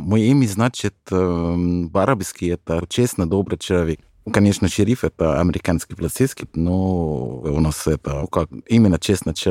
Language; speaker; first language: Russian; non-native, fluent; Arabic